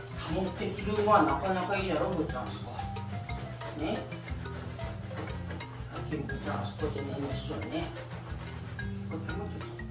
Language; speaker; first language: Japanese; native; Japanese